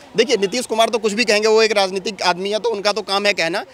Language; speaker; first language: Hindi; native; Hindi